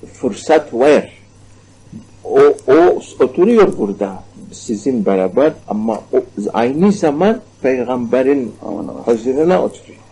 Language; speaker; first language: Turkish; non-native, learner; Arabic